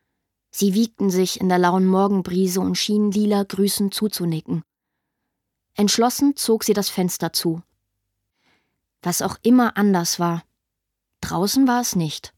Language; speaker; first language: German; native; German